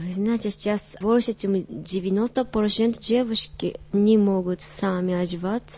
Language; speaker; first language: Russian; non-native, learner; Japanese